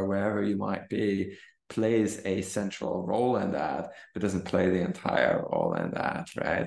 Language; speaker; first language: English; non-native, fluent; German